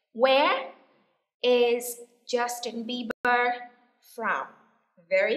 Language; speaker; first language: English; non-native, fluent; Vietnamese